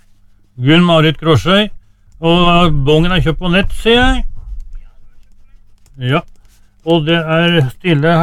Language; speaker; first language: Norwegian; native; Norwegian